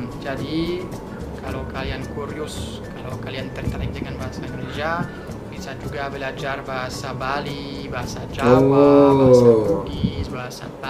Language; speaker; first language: Indonesian; non-native, fluent; French